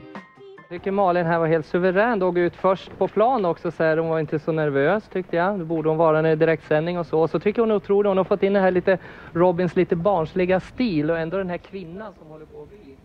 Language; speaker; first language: Swedish; native; Swedish